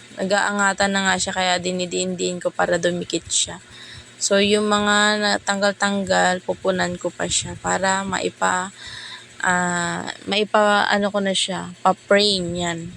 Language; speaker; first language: Filipino; native; Filipino